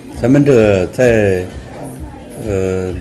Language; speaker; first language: Chinese; native; Chinese